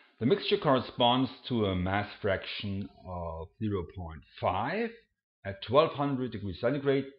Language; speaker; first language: English; non-native, fluent; German